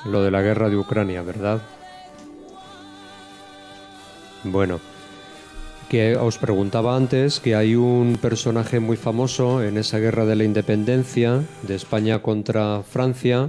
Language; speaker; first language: Spanish; native; Spanish